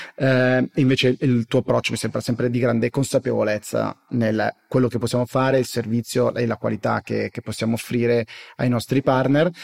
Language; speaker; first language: Italian; native; Italian